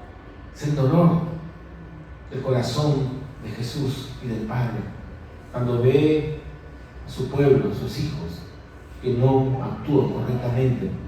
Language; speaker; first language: Spanish; native; Spanish